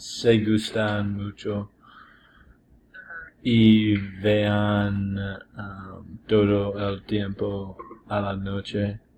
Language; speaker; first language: Spanish; non-native, learner; English